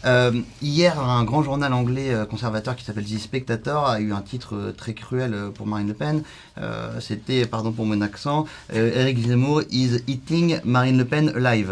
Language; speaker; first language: French; native; French